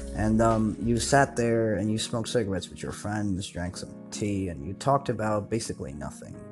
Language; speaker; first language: English; non-native, local second language; Nepali